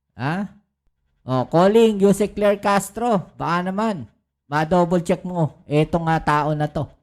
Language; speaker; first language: Filipino; native; Filipino